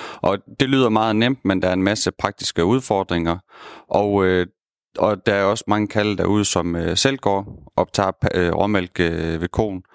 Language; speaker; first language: Danish; native; Danish